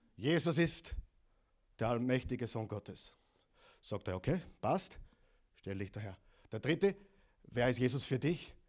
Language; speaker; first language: German; non-native, fluent; English